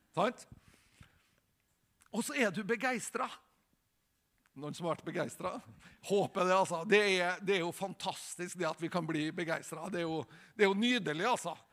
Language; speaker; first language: Norwegian; native; Norwegian